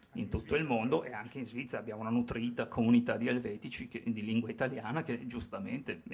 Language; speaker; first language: Italian; native; Italian